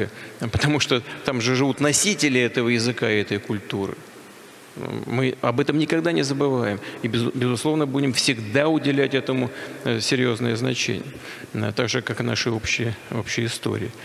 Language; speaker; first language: Russian; native; Russian